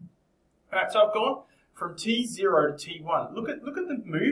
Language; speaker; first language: English; native; English